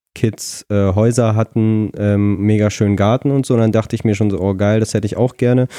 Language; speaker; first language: German; early bilingual, other home language; Russian